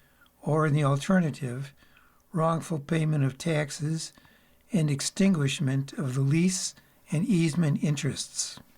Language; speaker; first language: English; native; English